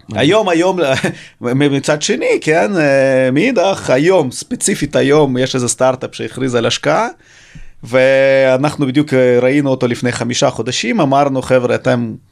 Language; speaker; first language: Hebrew; early bilingual, other home language; Russian